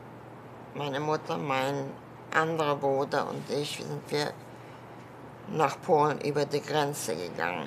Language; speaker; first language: German; early bilingual, other home language; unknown